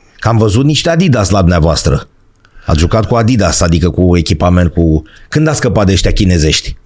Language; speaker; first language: Romanian; native; Romanian